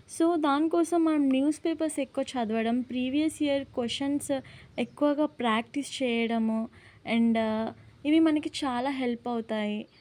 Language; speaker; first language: Telugu; non-native, local second language; Lambadi